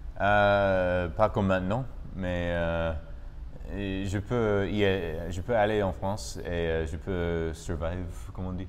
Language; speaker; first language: French; non-native, learner; English